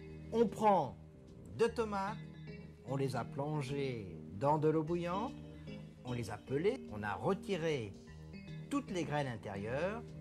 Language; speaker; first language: French; native; French